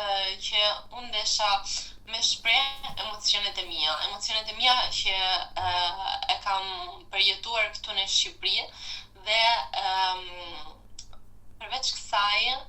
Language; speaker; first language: Albanian; non-native, fluent; Italian